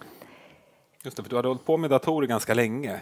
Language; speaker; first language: Swedish; native; Swedish